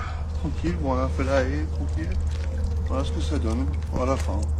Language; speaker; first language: French; native; French